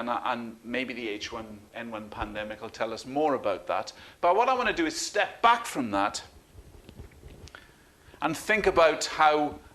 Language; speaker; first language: English; native; English